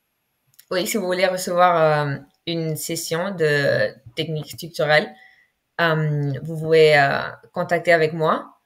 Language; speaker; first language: French; non-native, fluent; Spanish